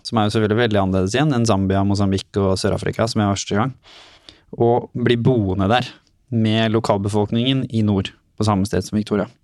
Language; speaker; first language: Norwegian; native; Norwegian